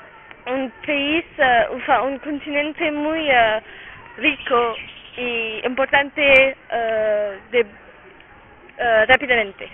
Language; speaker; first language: Spanish; non-native, learner; French